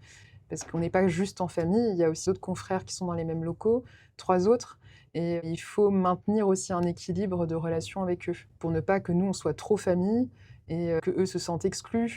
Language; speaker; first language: French; native; French